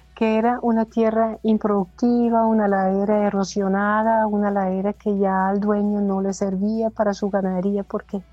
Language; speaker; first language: Spanish; non-native, fluent; German